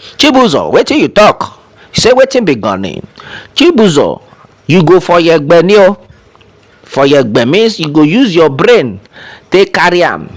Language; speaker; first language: Nigerian Pidgin; non-native, local second language; Yoruba